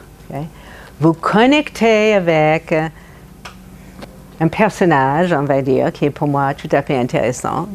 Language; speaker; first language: French; non-native, fluent; English